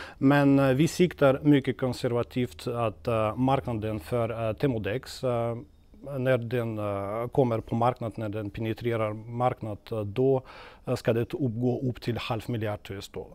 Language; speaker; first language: Swedish; non-native, fluent; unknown